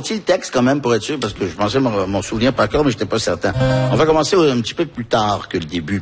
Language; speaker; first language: French; early bilingual, other home language; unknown